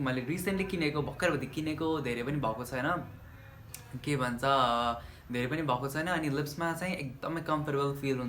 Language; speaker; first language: Nepali; native; Nepali